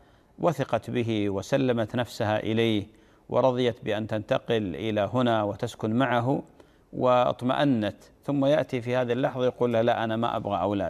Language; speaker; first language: Arabic; native; Arabic